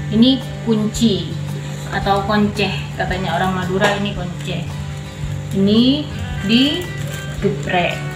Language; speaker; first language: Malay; non-native, local second language; Madurese